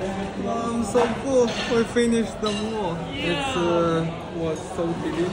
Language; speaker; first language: English; non-native, learner; Chinese